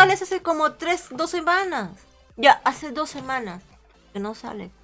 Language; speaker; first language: Spanish; native; Spanish